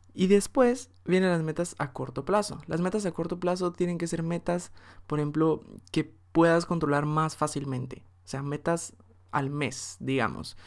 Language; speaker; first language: Spanish; early bilingual, heritage; Spanish